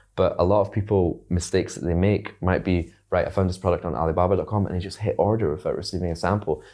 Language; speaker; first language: English; native; English